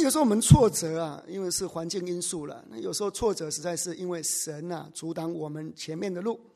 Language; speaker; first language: Chinese; native; Chinese